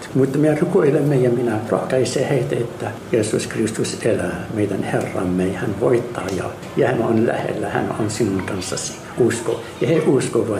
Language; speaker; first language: Finnish; non-native, fluent; Arabic